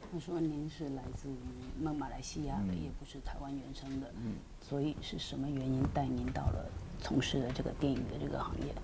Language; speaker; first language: Chinese; native; Chinese